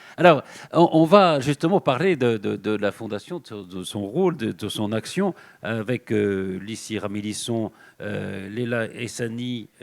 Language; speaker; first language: French; native; French